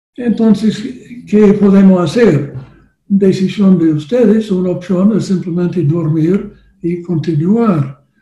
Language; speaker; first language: Spanish; non-native, learner; English